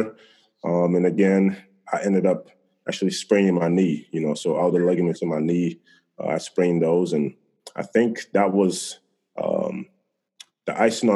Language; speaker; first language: English; native; English